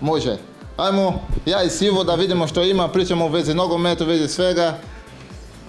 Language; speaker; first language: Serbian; non-native, learner; Portuguese